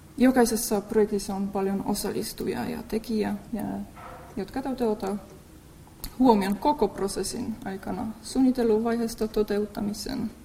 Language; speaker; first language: Finnish; non-native, fluent; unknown